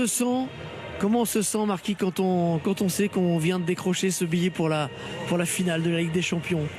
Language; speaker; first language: French; native; French